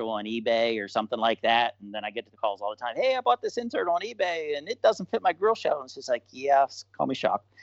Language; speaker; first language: English; native; English